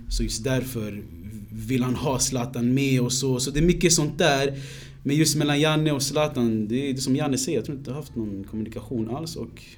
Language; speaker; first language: Swedish; early bilingual, other home language; Somali